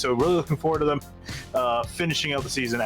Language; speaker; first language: English; native; English